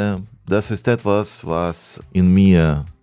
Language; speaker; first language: German; non-native, fluent; Russian